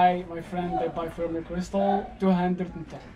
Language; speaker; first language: English; non-native, learner; Arabic